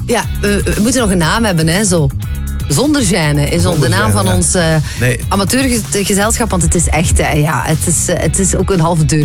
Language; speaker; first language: Dutch; native; Dutch